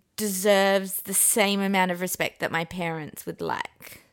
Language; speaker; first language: English; non-native, fluent; Persian